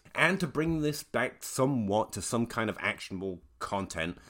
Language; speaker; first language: English; native; English